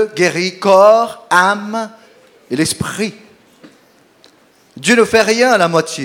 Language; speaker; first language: French; non-native, fluent; Portuguese